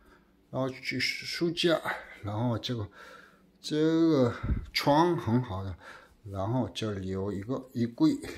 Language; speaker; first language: Chinese; non-native, learner; Korean